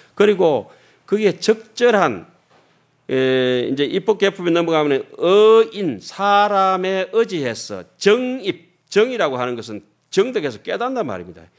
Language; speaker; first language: Korean; native; Korean